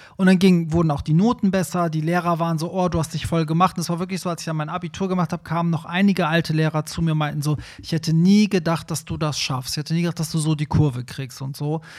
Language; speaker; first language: German; early bilingual, other home language; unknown